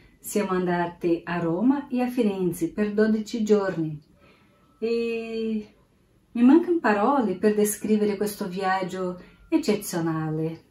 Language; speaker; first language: Italian; non-native, learner; Portuguese